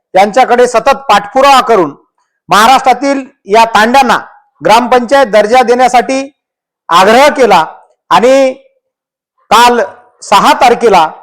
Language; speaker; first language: Marathi; non-native, local second language; Lambadi